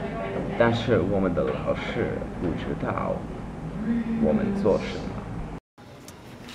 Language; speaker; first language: Chinese; non-native, learner; English